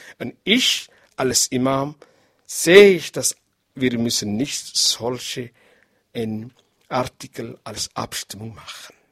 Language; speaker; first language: German; non-native, learner; Arabic